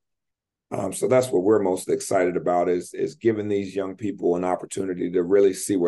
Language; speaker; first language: English; native; English